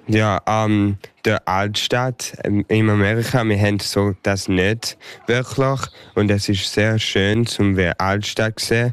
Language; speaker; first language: German; early bilingual, heritage; English